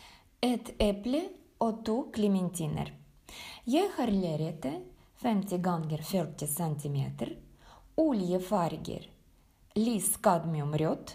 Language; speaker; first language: Norwegian; non-native, fluent; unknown